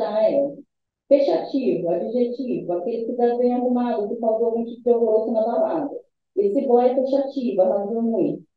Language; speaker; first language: Portuguese; native; Portuguese